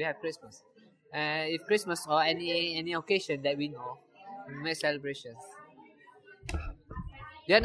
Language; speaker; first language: English; non-native, fluent; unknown